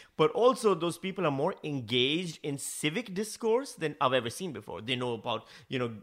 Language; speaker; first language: English; non-native, local second language; Urdu